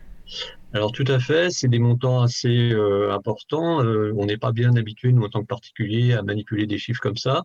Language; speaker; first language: French; native; French